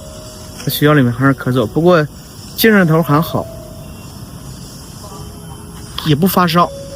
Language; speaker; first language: Chinese; native; Chinese